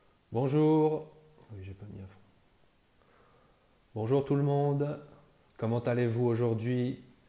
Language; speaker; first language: French; native; French